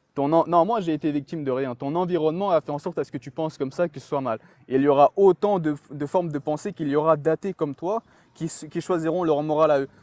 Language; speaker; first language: French; early bilingual, other home language; Chechen